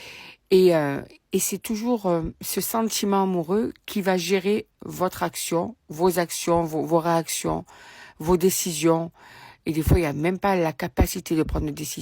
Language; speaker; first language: French; native; French